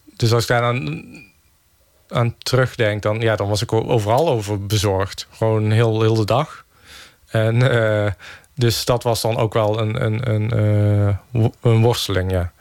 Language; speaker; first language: Dutch; native; Dutch